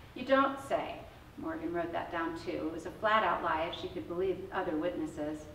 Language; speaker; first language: English; native; English